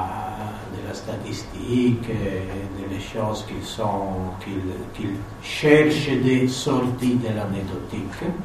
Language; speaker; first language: French; non-native, fluent; Italian